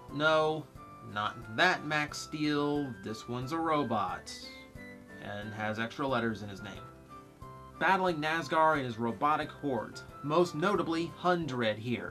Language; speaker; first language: English; native; English